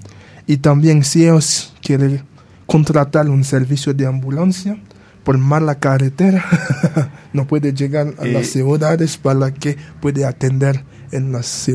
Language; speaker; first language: Spanish; non-native, fluent; Haitian Creole